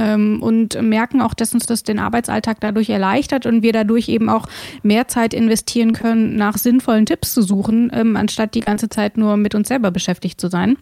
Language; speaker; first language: German; native; German